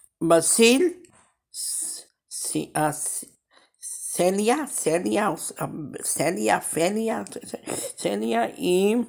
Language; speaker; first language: Spanish; early bilingual, heritage; Spanish